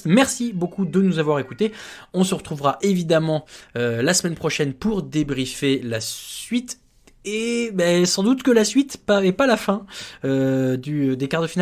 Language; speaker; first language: French; native; French